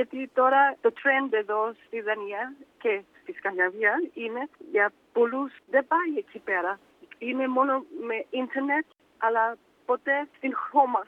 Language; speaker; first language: Greek; early bilingual, heritage; Danish